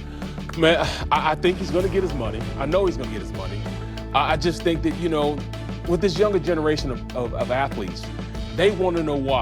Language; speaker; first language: English; native; English